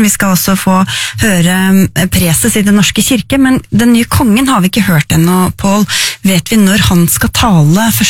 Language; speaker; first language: Norwegian; native; Norwegian